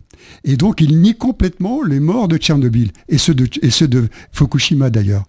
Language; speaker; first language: French; native; French